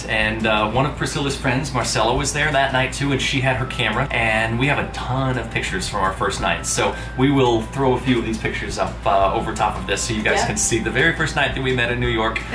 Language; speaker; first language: English; native; English